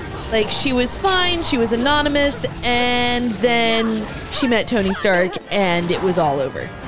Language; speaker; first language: English; native; English